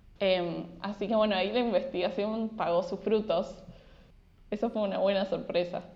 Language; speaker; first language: Spanish; native; Spanish